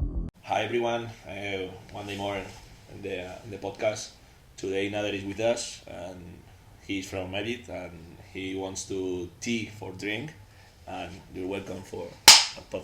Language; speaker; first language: English; non-native, learner; Spanish